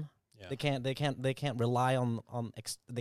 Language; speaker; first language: English; early bilingual, other home language; Vietnamese